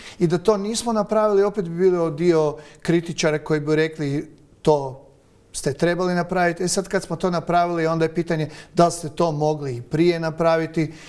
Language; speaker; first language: Croatian; native; Croatian